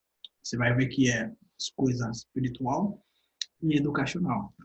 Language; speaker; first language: Portuguese; non-native, fluent; Haitian Creole